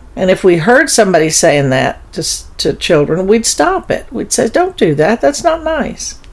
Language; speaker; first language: English; early bilingual, other home language; German